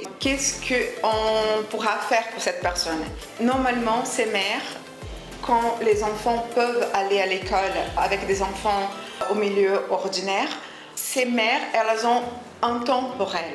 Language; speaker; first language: French; non-native, fluent; Portuguese